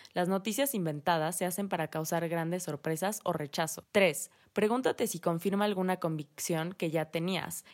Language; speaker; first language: Spanish; native; Spanish